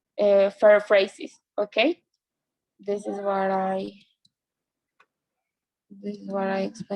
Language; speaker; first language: English; non-native, fluent; Spanish